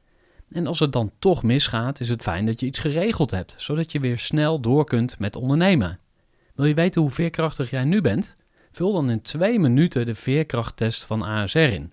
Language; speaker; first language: Dutch; native; Dutch